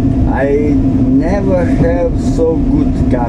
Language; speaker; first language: English; non-native, learner; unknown